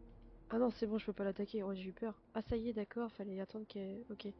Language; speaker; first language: French; native; French